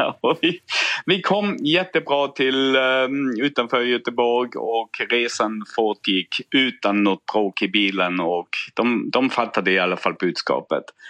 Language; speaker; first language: Swedish; non-native, fluent; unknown